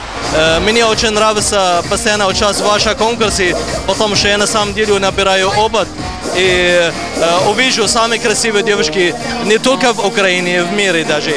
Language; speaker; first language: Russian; non-native, learner; Arabic